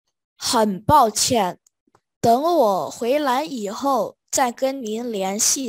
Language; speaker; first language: Chinese; non-native, fluent; Vietnamese